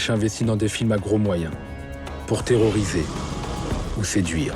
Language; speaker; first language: French; native; French